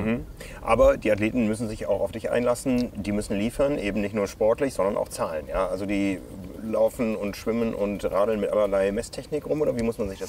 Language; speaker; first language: German; native; German